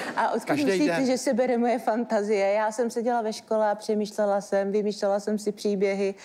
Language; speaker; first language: Czech; native; Czech